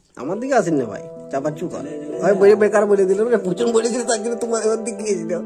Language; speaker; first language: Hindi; non-native, local second language; Bangla